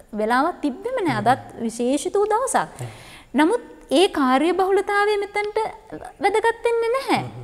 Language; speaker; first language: Sinhala; native; Sinhala